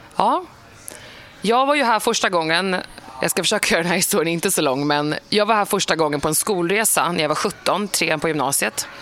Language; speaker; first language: Swedish; native; Swedish